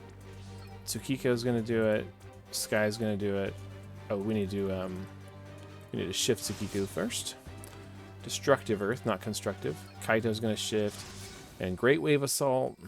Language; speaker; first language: English; native; English